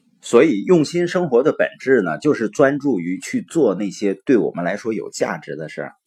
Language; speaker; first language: Chinese; native; Chinese